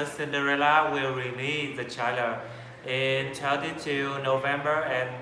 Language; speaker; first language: English; non-native, learner; Vietnamese